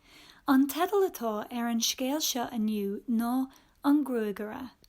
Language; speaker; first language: Irish; non-native, local second language; English